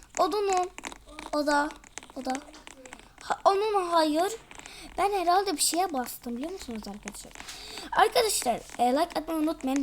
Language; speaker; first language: Turkish; early bilingual, heritage; Turkish